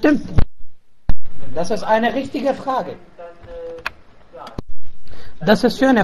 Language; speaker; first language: German; non-native, local second language; Arabic